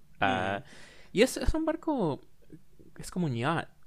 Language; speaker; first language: Spanish; non-native, learner; English